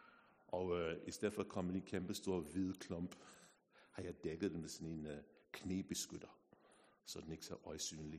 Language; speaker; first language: Danish; non-native, fluent; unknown